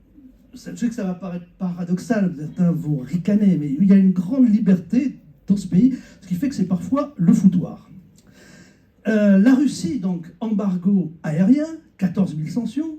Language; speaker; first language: French; native; French